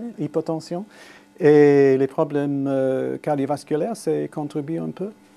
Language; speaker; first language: French; non-native, fluent; English